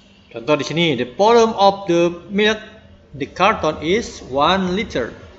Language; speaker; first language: English; non-native, learner; Indonesian